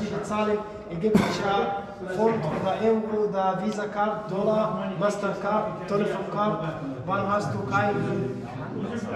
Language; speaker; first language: German; non-native, learner; Arabic